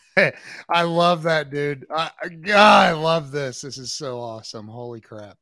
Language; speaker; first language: English; native; English